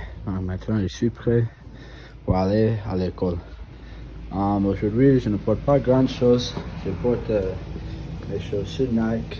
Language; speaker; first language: French; non-native, fluent; English